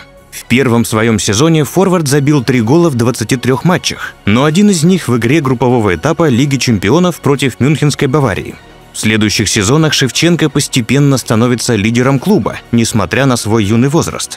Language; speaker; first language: Russian; native; Russian